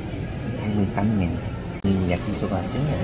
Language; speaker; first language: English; non-native, learner; Vietnamese